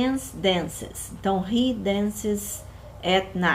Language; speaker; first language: English; non-native, fluent; Portuguese